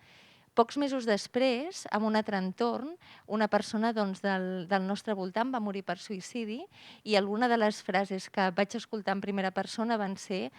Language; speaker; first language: Catalan; native; Catalan